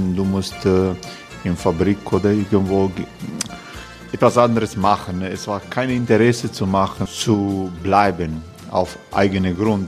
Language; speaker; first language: German; non-native, learner; Croatian